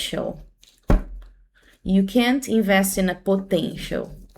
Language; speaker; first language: English; non-native, fluent; Portuguese